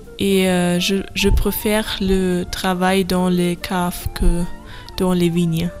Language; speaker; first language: French; non-native, learner; German